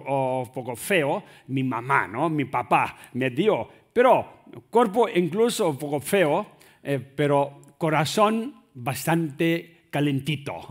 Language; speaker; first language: Spanish; non-native, learner; Tibetan